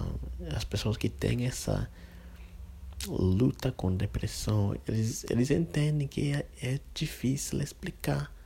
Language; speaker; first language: Portuguese; non-native, fluent; English